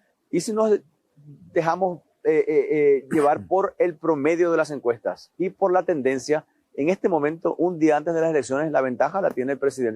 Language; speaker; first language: Spanish; native; Spanish